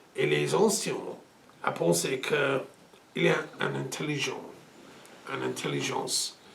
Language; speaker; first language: French; non-native, fluent; English